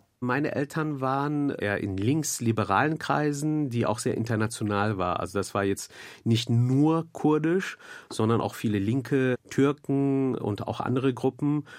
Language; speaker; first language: German; early bilingual, other home language; Turkish